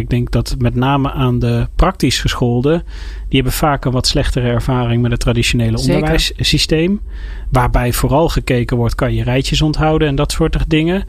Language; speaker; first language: Dutch; native; Dutch